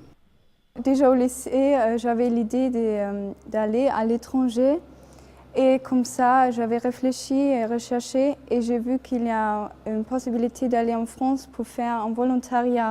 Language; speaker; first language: French; non-native, fluent; German